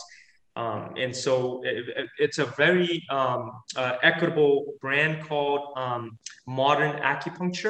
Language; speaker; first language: English; native; English